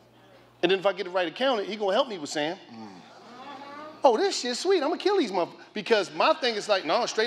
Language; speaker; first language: English; native; English